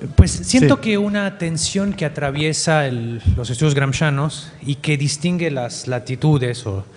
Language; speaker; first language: Spanish; native; Spanish